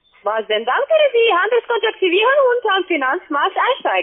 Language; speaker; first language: German; non-native, fluent; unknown